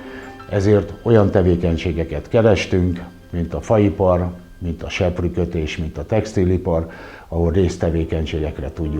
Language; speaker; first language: Hungarian; native; Hungarian